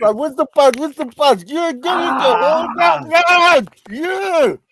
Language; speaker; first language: English; native; English